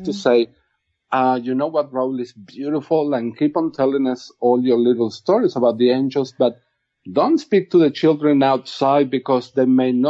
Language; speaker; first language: English; non-native, fluent; Spanish